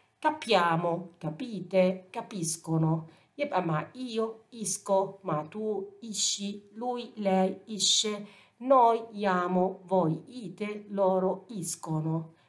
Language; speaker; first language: Italian; non-native, fluent; Arabic